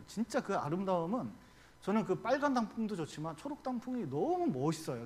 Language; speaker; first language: Korean; native; Korean